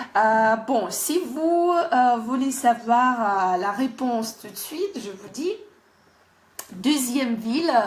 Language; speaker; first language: French; non-native, fluent; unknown